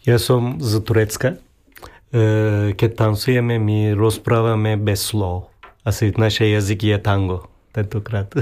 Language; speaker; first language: Slovak; non-native, learner; Turkish